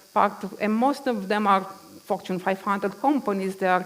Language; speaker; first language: English; non-native, fluent; Romanian